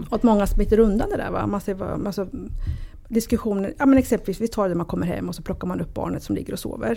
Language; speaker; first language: Swedish; early bilingual, other home language; Italian